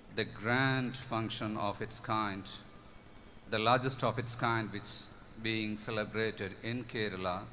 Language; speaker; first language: English; non-native, local second language; Malayalam